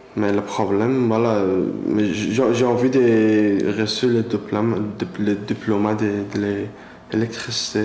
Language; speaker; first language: French; non-native, learner; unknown